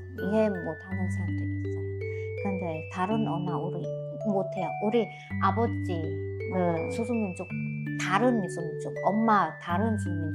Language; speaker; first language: Korean; non-native, learner; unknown